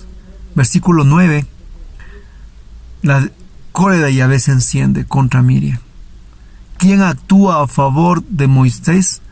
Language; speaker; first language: Spanish; native; Spanish